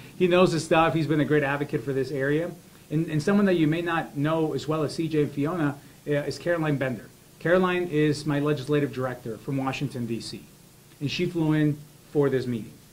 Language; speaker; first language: English; early bilingual, other home language; Spanish